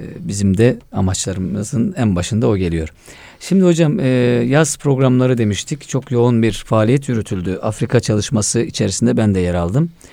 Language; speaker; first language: Turkish; native; Turkish